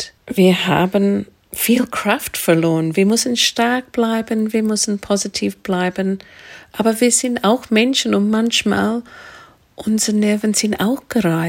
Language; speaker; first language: German; non-native, fluent; English